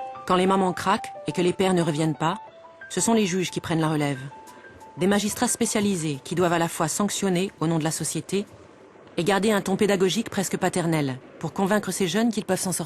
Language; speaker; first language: French; native; French